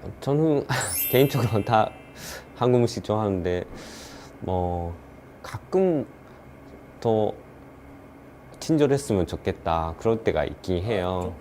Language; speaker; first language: Korean; non-native, learner; Japanese